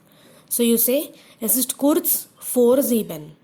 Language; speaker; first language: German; non-native, fluent; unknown